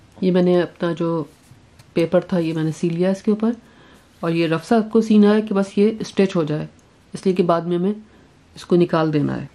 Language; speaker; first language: Urdu; native; Urdu